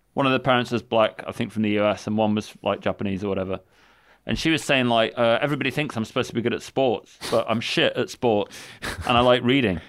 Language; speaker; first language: English; native; English